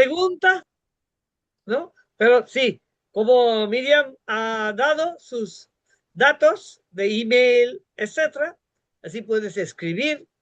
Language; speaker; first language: Spanish; non-native, fluent; Bangla